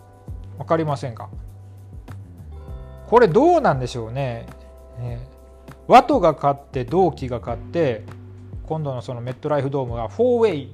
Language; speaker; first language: Japanese; native; Japanese